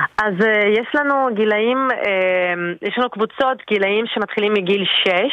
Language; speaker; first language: Hebrew; non-native, fluent; Russian